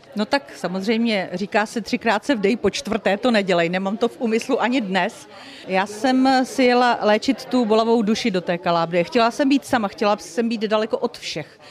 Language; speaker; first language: Czech; native; Czech